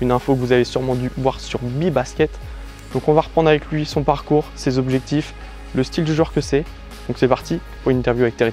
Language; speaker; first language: French; native; French